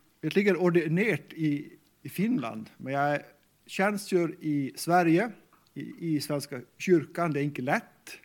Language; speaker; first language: Swedish; non-native, local second language; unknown